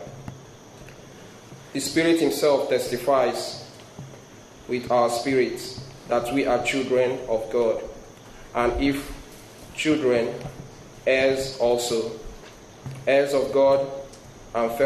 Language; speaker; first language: English; non-native, local second language; Igbo